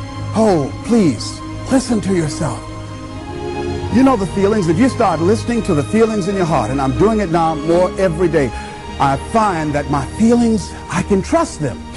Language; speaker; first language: English; native; English